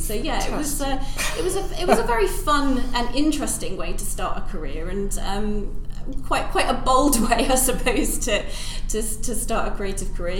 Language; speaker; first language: English; native; English